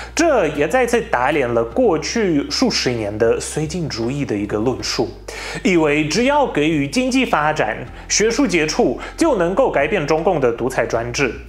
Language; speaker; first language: Chinese; non-native, fluent; Polish